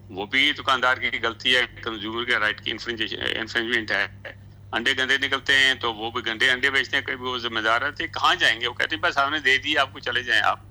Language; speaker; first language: Urdu; non-native, local second language; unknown